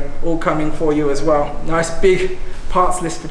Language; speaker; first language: English; native; English